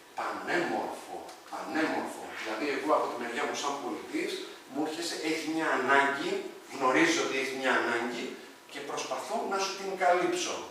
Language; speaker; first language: Greek; early bilingual, other home language; Arabic